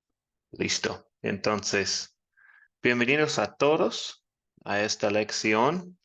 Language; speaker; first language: Spanish; non-native, fluent; English